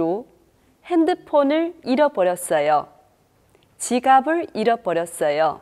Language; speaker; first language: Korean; non-native, fluent; Chinese